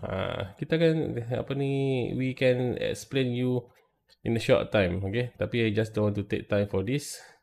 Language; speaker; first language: English; non-native, local second language; Malay